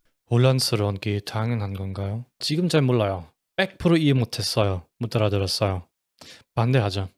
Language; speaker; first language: Korean; non-native, fluent; German